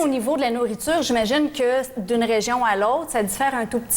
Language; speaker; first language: French; native; French